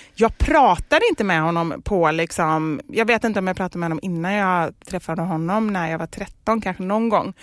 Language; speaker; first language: Swedish; native; Swedish